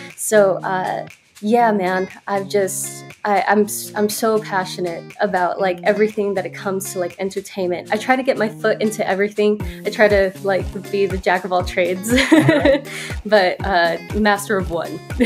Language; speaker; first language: English; early bilingual, other home language; Spanish